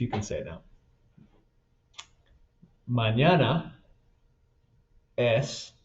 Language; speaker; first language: Spanish; non-native, fluent; English